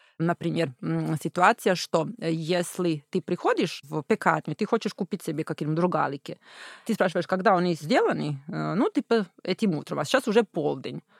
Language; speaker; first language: Russian; non-native, fluent; Croatian